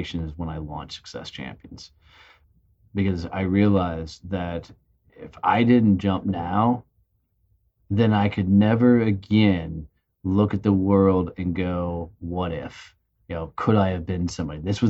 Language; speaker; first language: English; native; English